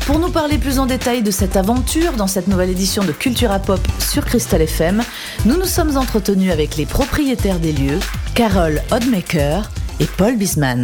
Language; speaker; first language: French; native; French